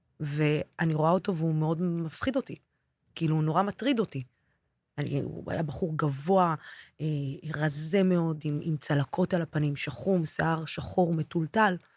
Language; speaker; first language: Hebrew; non-native, local second language; Arabic